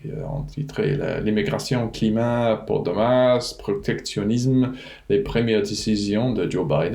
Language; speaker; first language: French; non-native, fluent; English